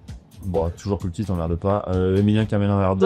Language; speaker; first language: French; native; French